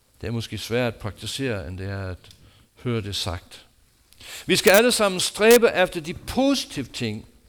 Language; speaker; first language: Danish; non-native, fluent; English